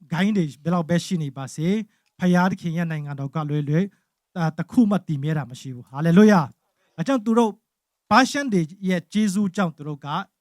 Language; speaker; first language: Burmese; non-native, local second language; Tedim Chin